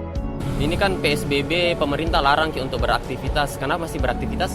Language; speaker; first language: Indonesian; native; Indonesian